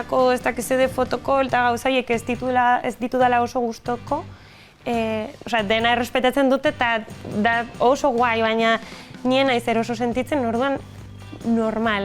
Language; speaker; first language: Basque; non-native, local second language; Spanish